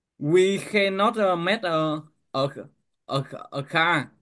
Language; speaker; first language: English; non-native, learner; Vietnamese